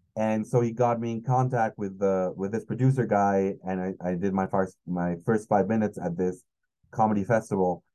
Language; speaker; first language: English; non-native, fluent; Spanish